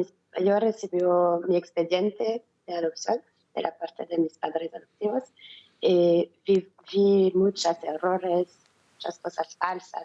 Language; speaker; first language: Spanish; non-native, learner; French